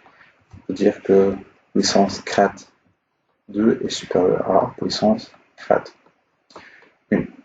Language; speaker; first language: French; non-native, local second language; Arabic